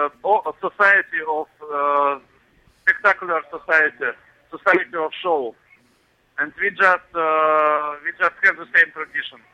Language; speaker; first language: English; non-native, learner; Russian